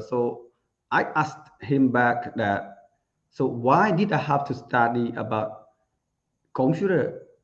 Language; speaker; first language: English; non-native, learner; Khmer